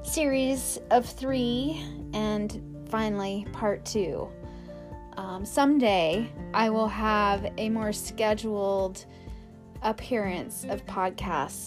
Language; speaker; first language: English; native; English